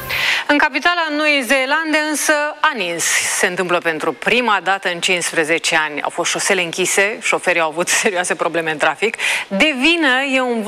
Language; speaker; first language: Romanian; native; Romanian